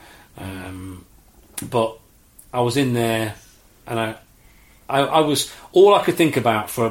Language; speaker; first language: English; native; English